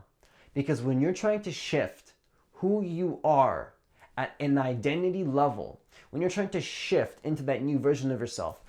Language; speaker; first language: English; native; English